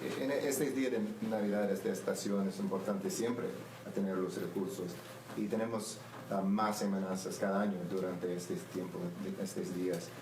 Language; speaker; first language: Spanish; non-native, learner; English